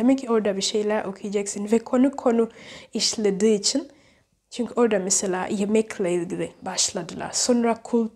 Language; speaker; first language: Turkish; non-native, learner; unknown